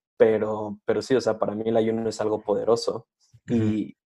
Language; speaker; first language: Spanish; native; Spanish